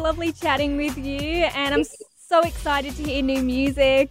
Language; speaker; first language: English; native; English